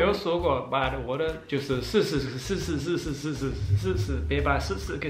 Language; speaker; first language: Chinese; non-native, learner; Danish